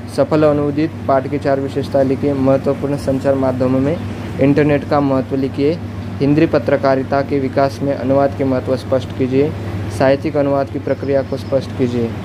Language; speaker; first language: Hindi; non-native, local second language; Marathi